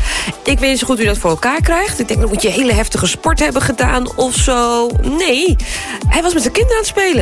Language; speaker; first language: Dutch; native; Dutch